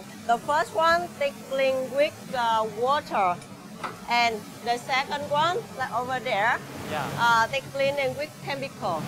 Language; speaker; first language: English; non-native, learner; Vietnamese